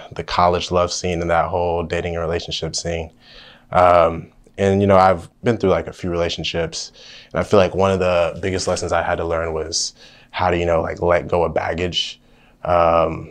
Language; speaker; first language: English; native; English